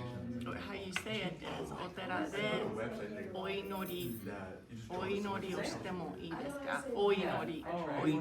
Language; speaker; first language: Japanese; non-native, fluent; English